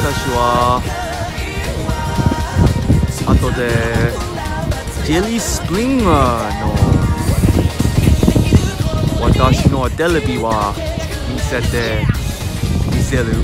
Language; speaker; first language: Japanese; non-native, learner; English